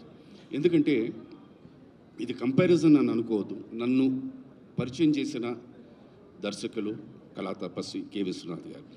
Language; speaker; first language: Telugu; native; Telugu